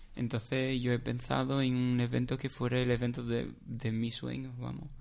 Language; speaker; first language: Spanish; non-native, fluent; Portuguese